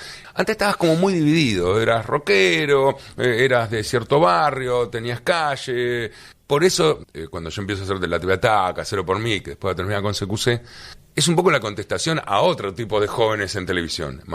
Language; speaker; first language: Spanish; native; Spanish